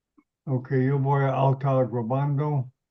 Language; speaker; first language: Spanish; non-native, learner; English